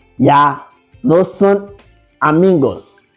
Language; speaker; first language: Spanish; non-native, fluent; Haitian Creole